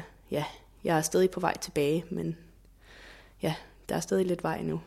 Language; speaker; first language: Danish; native; Danish